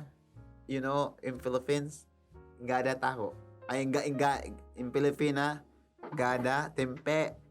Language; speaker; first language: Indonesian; non-native, learner; Tausug